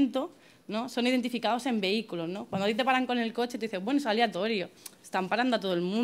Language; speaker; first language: Spanish; native; Spanish